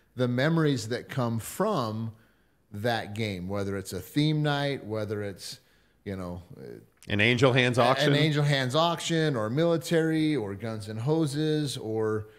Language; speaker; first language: English; native; English